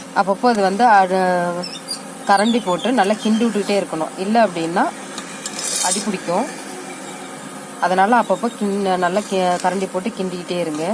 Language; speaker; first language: Tamil; native; Tamil